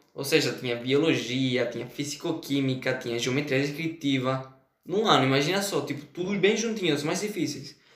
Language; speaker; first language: Portuguese; non-native, fluent; Spanish